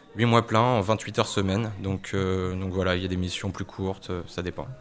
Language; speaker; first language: French; native; French